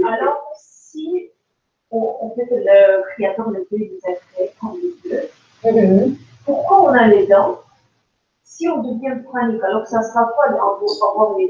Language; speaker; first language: French; non-native, learner; Russian